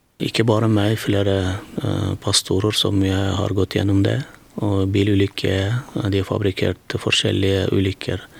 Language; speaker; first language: Norwegian; non-native, fluent; Turkmen